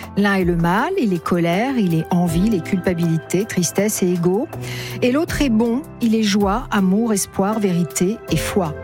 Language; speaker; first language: French; native; French